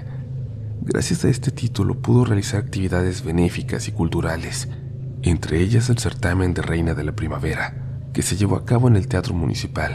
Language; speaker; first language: Spanish; native; Spanish